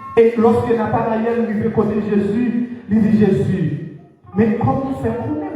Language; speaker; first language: French; non-native, local second language; Haitian Creole